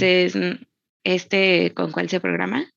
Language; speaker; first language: Spanish; native; Spanish